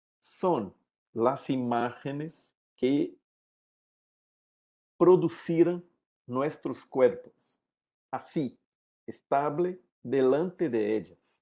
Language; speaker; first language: Spanish; non-native, learner; Portuguese